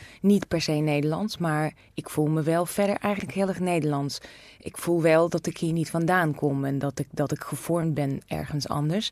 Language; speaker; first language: Dutch; non-native, fluent; Russian